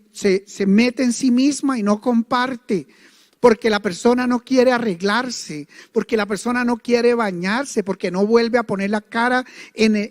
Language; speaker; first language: Spanish; native; Spanish